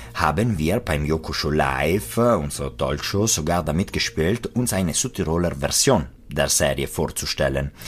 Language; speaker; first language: German; non-native, fluent; Italian